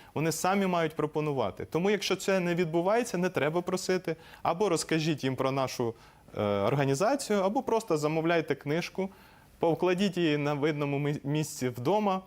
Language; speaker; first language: Ukrainian; native; Ukrainian